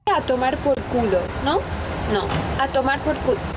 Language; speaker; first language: Spanish; non-native, fluent; English